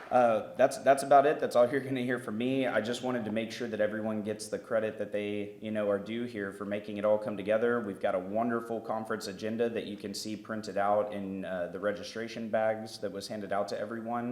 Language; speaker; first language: English; native; English